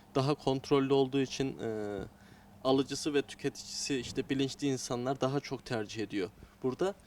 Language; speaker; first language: Turkish; native; Turkish